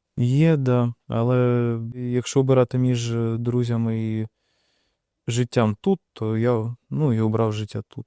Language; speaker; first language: Ukrainian; non-native, local second language; Russian